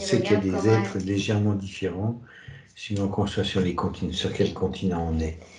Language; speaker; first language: French; native; French